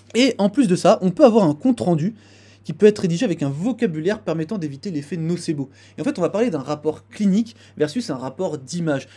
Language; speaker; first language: French; native; French